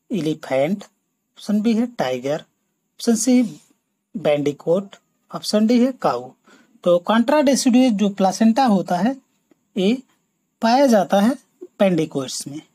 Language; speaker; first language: Hindi; native; Hindi